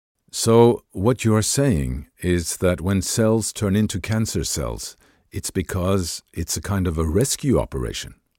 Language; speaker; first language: English; non-native, fluent; Norwegian